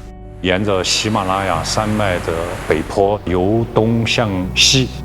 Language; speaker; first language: Chinese; native; Chinese